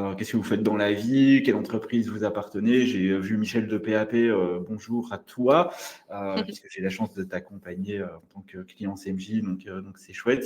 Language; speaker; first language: French; native; French